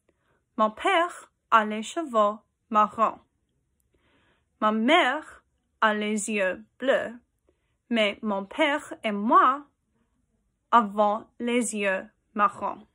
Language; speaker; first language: French; non-native, learner; English